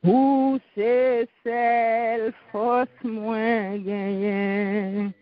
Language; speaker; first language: French; non-native, local second language; Haitian Creole